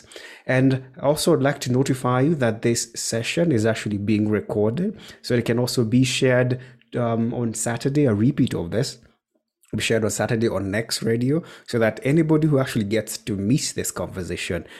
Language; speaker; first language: English; non-native, local second language; Kikuyu